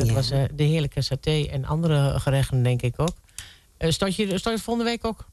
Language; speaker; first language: Dutch; native; Dutch